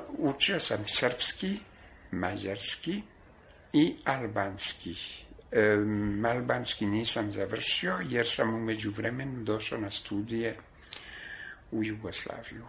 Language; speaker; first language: Serbian; non-native, fluent; French